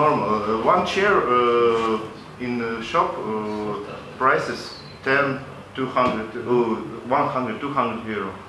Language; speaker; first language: English; non-native, local second language; Latvian